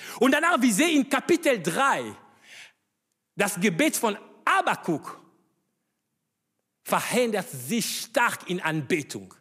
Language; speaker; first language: German; non-native, fluent; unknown